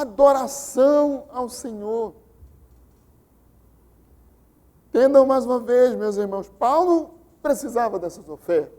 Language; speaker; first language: Portuguese; native; Portuguese